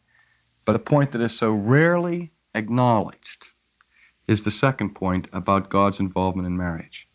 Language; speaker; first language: English; native; English